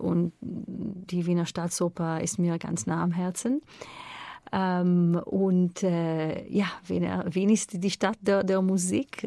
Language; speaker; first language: German; non-native, fluent; Hebrew